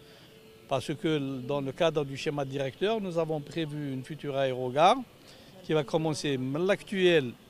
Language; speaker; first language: French; non-native, local second language; Arabic